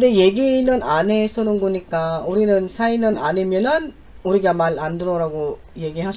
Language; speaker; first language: Korean; non-native, learner; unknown